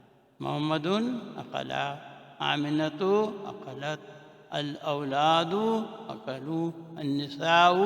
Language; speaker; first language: Arabic; non-native, fluent; Urdu